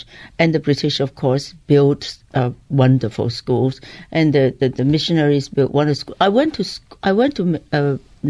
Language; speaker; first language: English; non-native, local second language; Cantonese